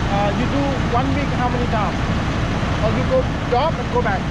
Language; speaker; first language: English; non-native, learner; Thai